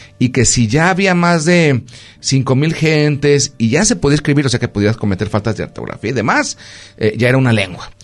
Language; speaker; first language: Spanish; native; Spanish